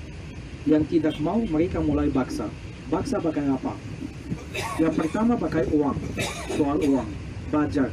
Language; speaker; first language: Indonesian; non-native, fluent; Arabic